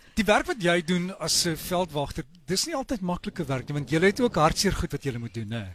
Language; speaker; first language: Afrikaans; native; Afrikaans